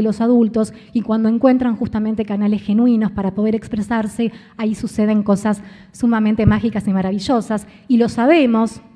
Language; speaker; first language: Spanish; native; Spanish